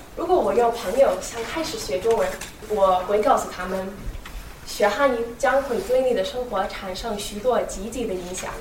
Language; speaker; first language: Chinese; non-native, fluent; English